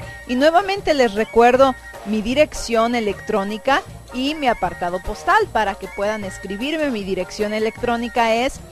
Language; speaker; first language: Spanish; native; Spanish